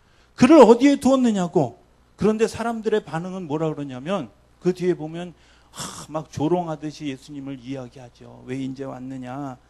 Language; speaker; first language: Korean; native; Korean